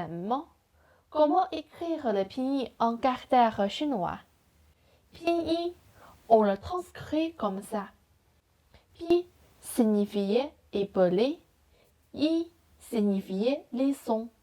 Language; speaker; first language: French; non-native, fluent; Chinese